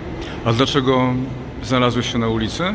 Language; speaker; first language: Polish; native; Polish